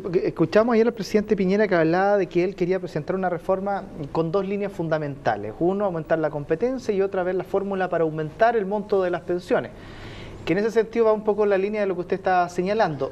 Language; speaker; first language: Spanish; native; Spanish